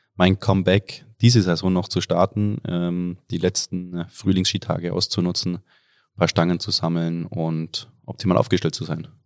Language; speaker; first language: German; native; German